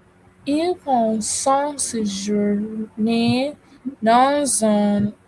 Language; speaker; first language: French; non-native, learner; English